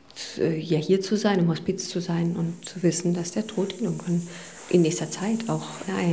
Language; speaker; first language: German; native; German